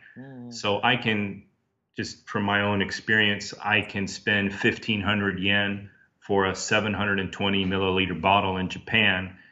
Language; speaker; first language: English; native; English